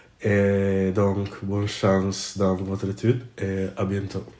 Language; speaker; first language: French; non-native, fluent; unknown